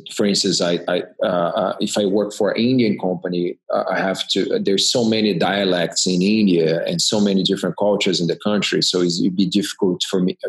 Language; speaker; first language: English; non-native, fluent; Portuguese